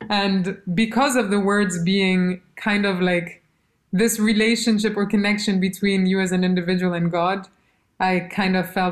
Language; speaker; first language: English; non-native, fluent; Albanian